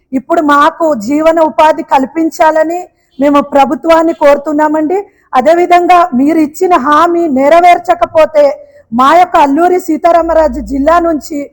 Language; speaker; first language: Telugu; native; Telugu